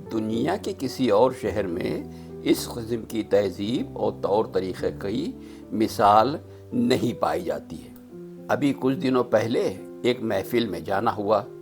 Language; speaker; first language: Urdu; native; Urdu